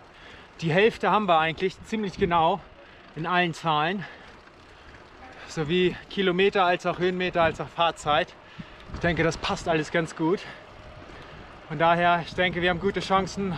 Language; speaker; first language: German; native; German